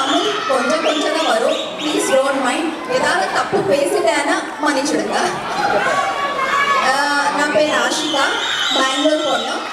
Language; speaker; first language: Tamil; non-native, learner; Kannada